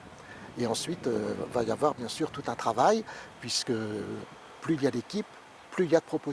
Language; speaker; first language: French; native; French